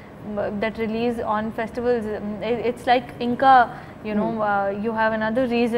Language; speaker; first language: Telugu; non-native, learner; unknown